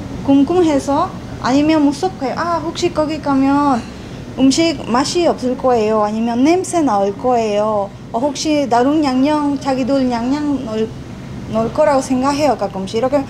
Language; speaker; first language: Korean; non-native, fluent; Spanish